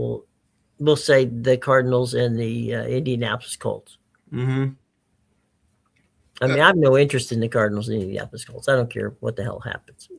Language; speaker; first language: English; native; English